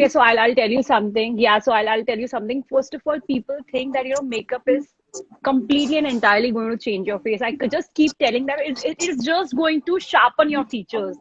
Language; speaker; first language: English; non-native, local second language; Hindi